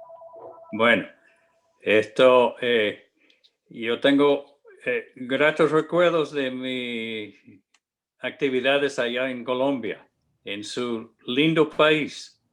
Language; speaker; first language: Spanish; non-native, fluent; English